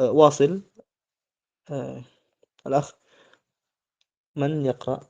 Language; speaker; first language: Arabic; non-native, fluent; Indonesian